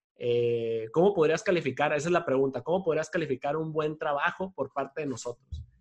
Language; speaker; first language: Spanish; native; Spanish